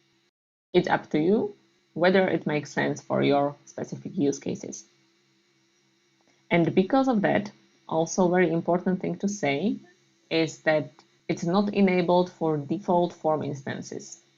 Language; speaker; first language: English; non-native, fluent; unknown